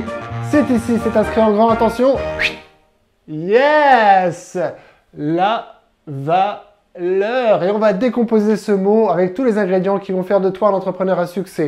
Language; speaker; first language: French; native; French